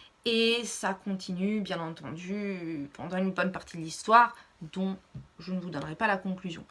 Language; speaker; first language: French; native; French